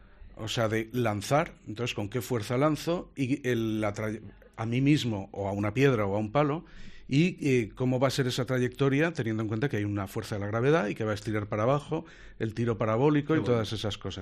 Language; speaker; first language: Spanish; native; Spanish